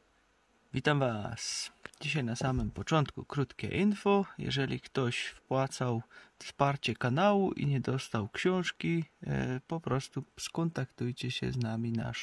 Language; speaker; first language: Polish; native; Polish